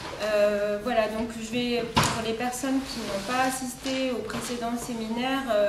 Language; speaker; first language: French; native; French